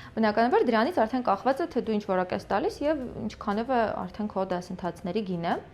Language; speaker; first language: Armenian; early bilingual, other home language; Russian